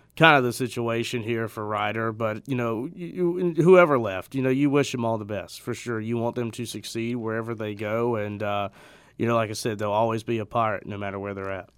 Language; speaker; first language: English; native; English